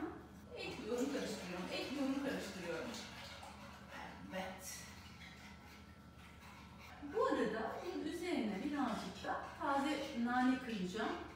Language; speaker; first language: Turkish; native; Turkish